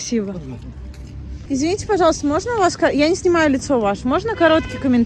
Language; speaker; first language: Russian; native; Russian